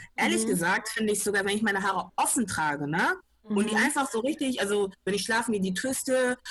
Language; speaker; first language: German; native; German